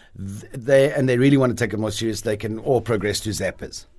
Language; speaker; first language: English; native; English